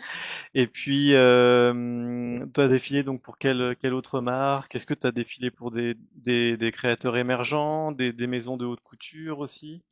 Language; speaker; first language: French; native; French